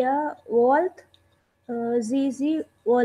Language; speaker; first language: German; non-native, learner; Telugu